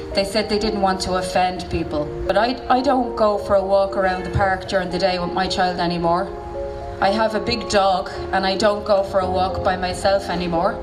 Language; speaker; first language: English; native; English